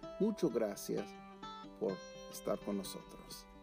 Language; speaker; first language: Spanish; non-native, fluent; English